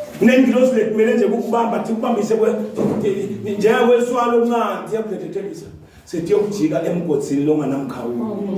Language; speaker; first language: Zulu; non-native, local second language; Swati